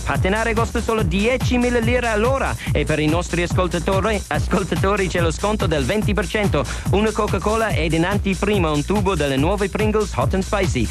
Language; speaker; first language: Italian; non-native, fluent; English